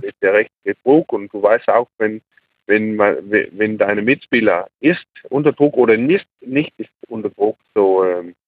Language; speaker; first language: German; non-native, learner; Danish